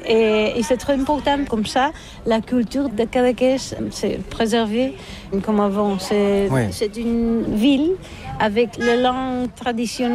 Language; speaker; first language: French; non-native, learner; Catalan